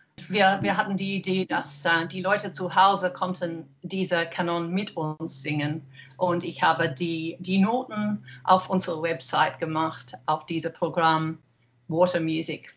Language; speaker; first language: German; non-native, learner; English